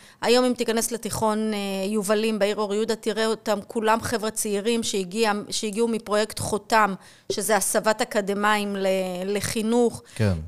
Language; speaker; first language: Hebrew; native; Hebrew